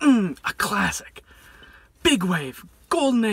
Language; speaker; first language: English; native; English